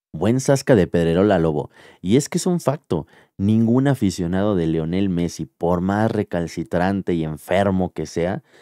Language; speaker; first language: Spanish; native; Spanish